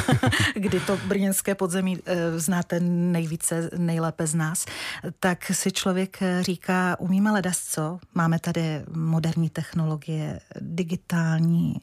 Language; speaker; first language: Czech; native; Czech